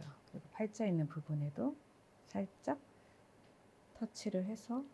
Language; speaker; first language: Korean; native; Korean